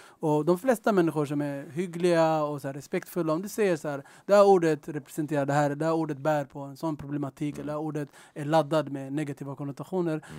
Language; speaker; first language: Swedish; early bilingual, other home language; Tigrinya